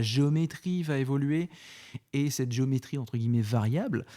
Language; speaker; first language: French; native; French